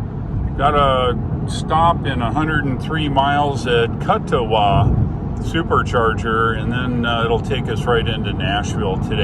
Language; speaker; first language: English; native; English